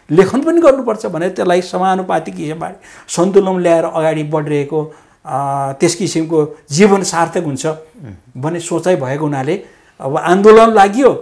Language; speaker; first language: Nepali; non-native, local second language; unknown